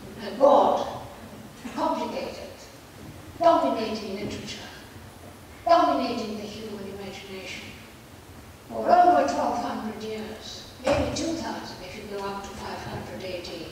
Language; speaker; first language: English; non-native, fluent; Greek